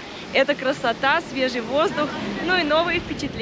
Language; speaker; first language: Russian; native; Russian